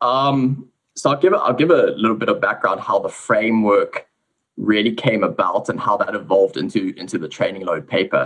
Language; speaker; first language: English; native; English